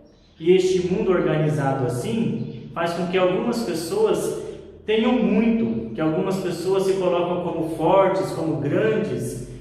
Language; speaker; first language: Portuguese; native; Portuguese